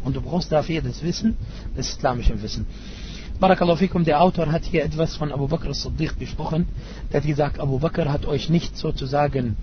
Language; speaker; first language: German; non-native, fluent; Arabic